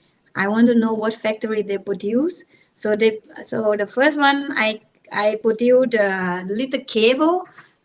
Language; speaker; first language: English; non-native, learner; Thai